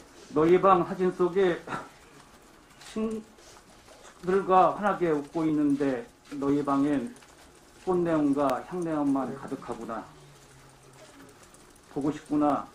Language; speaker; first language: Korean; native; Korean